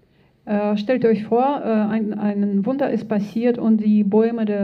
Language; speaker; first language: German; non-native, fluent; Russian